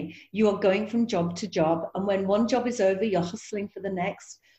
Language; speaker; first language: English; native; English